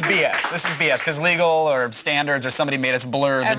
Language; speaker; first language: English; native; English